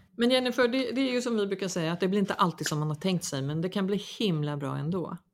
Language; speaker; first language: Swedish; native; Swedish